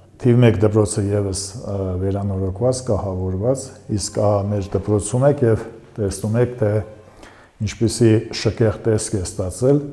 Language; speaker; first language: Armenian; native; Armenian